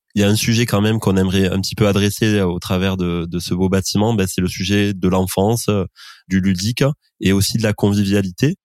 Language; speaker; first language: French; native; French